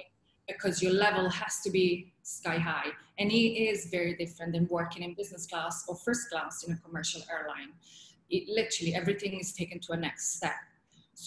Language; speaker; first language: English; non-native, fluent; Italian